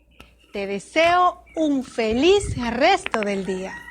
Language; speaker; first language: Spanish; native; Spanish